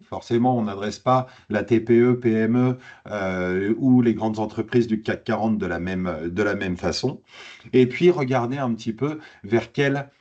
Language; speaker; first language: French; native; French